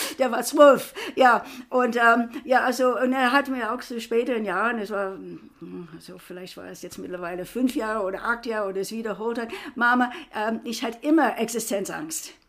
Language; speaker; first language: German; non-native, fluent; English